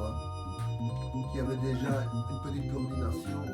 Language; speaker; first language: French; native; French